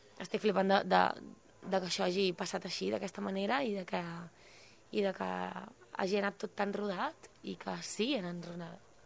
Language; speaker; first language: Catalan; early bilingual, other home language; Spanish